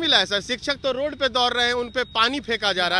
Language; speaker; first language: Hindi; native; Hindi